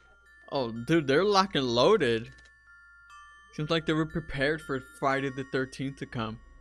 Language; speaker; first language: English; native; English